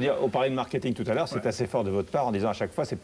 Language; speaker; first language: French; native; French